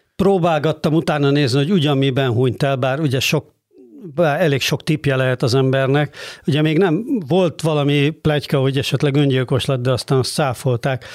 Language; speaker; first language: Hungarian; native; Hungarian